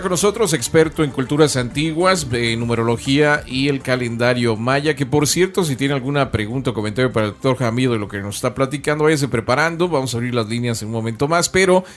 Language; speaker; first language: Spanish; native; Spanish